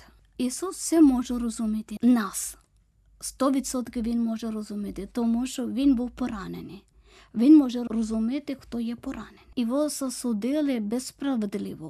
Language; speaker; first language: Ukrainian; non-native, learner; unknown